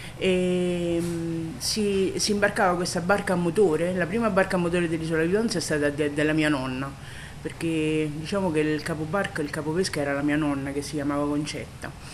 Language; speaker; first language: Italian; native; Italian